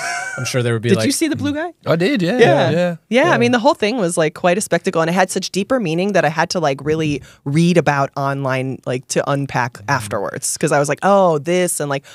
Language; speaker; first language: English; native; English